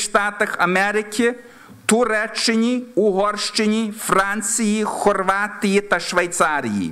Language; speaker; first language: Ukrainian; early bilingual, heritage; Ukrainian